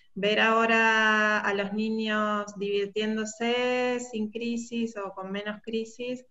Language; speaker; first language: Spanish; native; Spanish